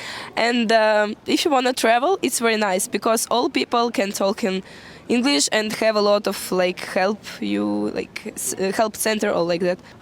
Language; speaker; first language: English; non-native, learner; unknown